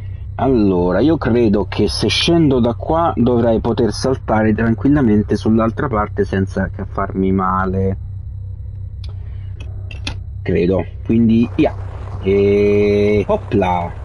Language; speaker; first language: Italian; native; Italian